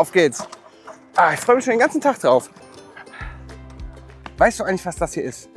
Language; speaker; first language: German; native; German